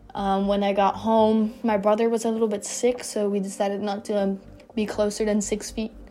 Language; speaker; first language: English; non-native, fluent; Dutch